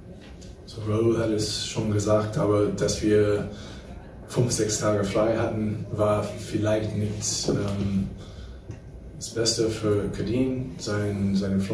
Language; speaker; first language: German; non-native, fluent; English